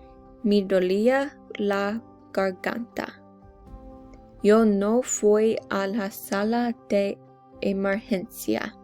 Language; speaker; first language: Spanish; non-native, learner; English